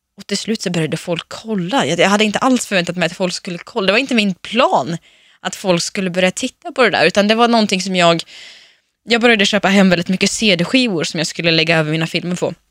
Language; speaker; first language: Swedish; early bilingual, other home language; Russian